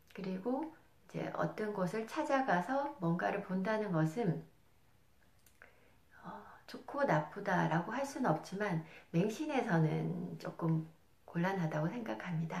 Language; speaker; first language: Korean; native; Korean